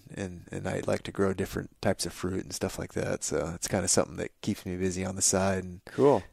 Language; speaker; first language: English; native; English